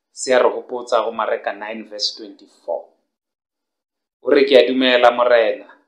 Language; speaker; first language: Northern Sotho; non-native, local second language; Southern Sotho